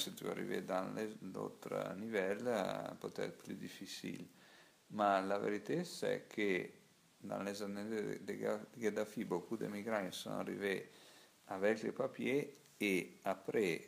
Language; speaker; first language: French; non-native, learner; Italian